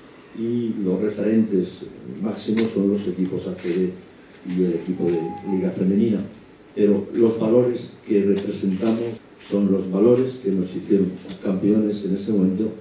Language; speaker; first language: Spanish; native; Spanish